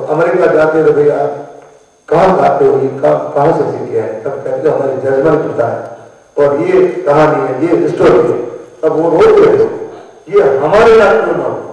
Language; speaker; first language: Hindi; native; Hindi